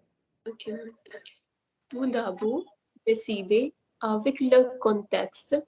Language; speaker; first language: French; non-native, learner; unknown